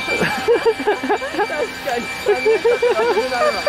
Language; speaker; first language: Japanese; native; Japanese